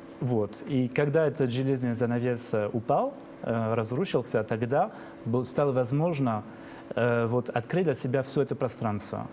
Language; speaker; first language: Russian; non-native, fluent; French